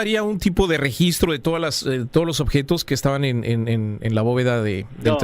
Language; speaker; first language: Spanish; native; Spanish